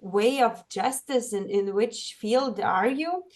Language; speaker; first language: English; non-native, fluent; Lithuanian